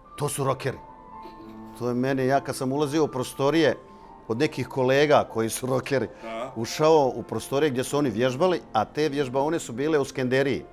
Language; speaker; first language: Bosnian; native; Bosnian